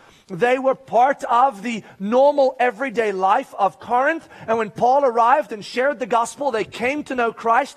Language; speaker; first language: English; native; English